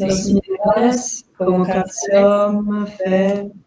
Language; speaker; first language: Spanish; non-native, learner; French